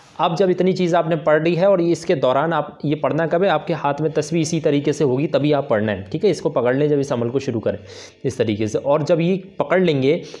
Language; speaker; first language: Urdu; native; Urdu